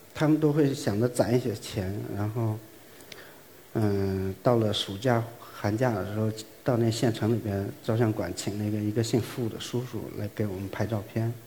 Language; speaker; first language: Chinese; native; Chinese